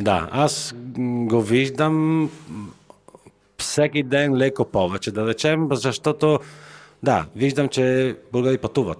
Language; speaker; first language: Bulgarian; non-native, fluent; Italian